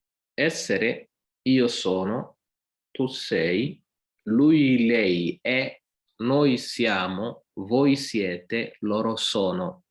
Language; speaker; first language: Italian; non-native, fluent; Somali